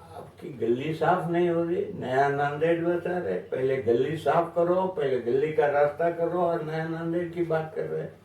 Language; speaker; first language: Hindi; non-native, local second language; Marathi